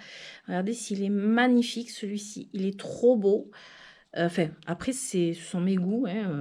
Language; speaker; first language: French; native; French